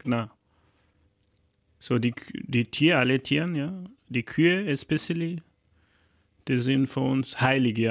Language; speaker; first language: German; non-native, learner; Fula